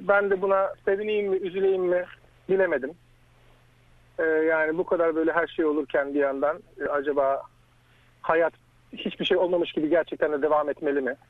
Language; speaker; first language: Turkish; native; Turkish